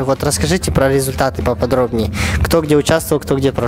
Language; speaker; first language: Russian; native; Russian